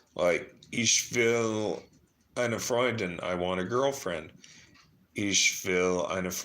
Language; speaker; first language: German; non-native, learner; English